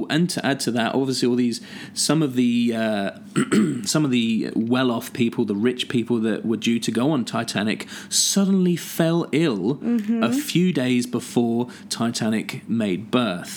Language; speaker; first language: English; native; English